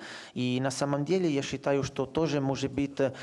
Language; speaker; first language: Russian; non-native, fluent; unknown